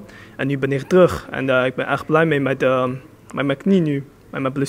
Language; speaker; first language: Dutch; early bilingual, other home language; Chinese